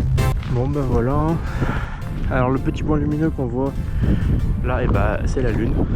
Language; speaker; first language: French; native; French